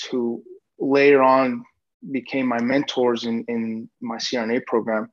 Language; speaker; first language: English; native; English